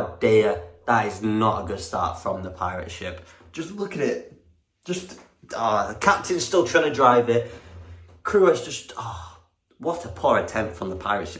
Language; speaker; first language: English; native; English